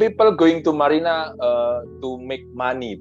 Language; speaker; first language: English; non-native, learner; Indonesian